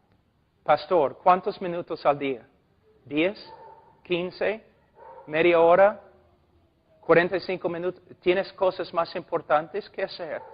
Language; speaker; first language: Spanish; non-native, fluent; English